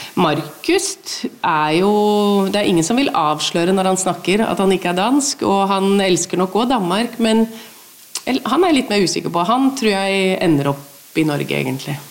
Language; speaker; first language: Norwegian; native; Norwegian